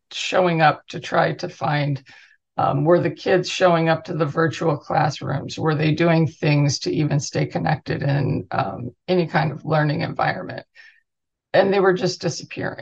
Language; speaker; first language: English; native; English